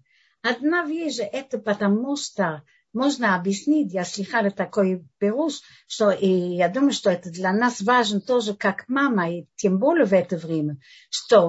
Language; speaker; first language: Russian; non-native, fluent; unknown